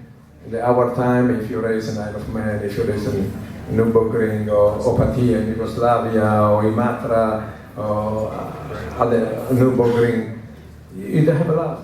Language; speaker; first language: English; non-native, learner; Italian